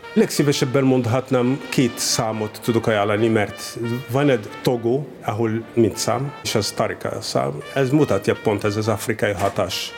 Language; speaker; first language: Hungarian; non-native, fluent; Arabic